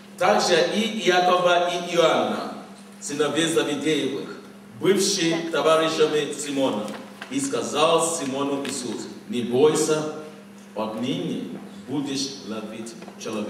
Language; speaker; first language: Russian; non-native, fluent; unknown